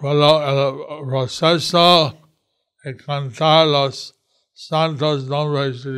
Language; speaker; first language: Spanish; non-native, learner; English